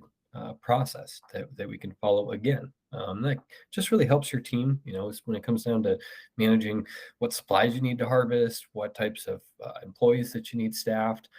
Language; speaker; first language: English; native; English